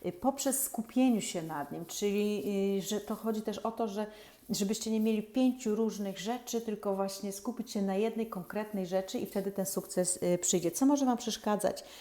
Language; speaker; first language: Polish; native; Polish